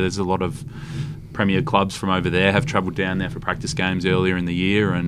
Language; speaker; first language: English; native; English